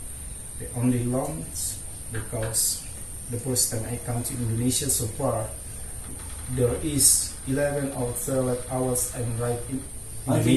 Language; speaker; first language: English; non-native, learner; Indonesian